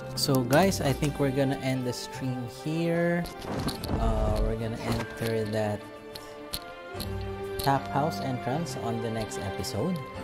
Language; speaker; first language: English; non-native, local second language; Filipino